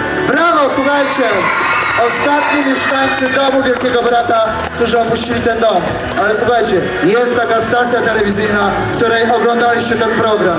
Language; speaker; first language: Polish; native; Polish